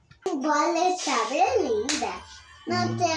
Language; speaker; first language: Portuguese; early bilingual, other home language; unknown